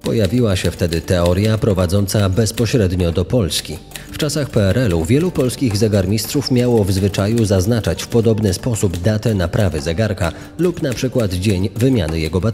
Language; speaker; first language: Polish; native; Polish